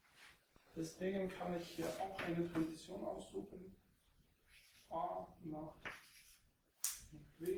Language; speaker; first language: German; non-native, fluent; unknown